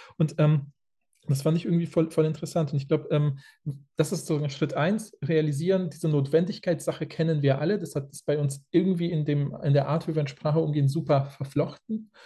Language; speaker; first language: German; early bilingual, other home language; Polish